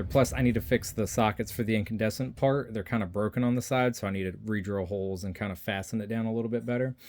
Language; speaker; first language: English; native; English